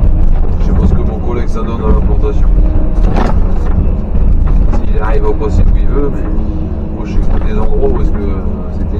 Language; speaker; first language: French; native; French